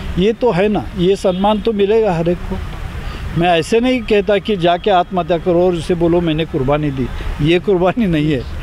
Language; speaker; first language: Hindi; non-native, local second language; Marathi